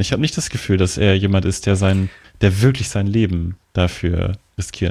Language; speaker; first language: German; native; German